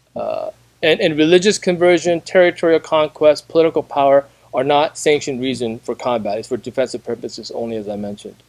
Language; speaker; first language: English; native; English